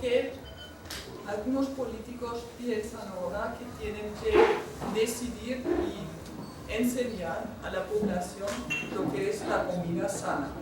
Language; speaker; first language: Spanish; non-native, fluent; German